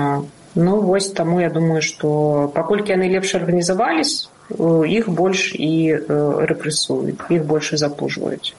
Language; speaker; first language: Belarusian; non-native, local second language; Russian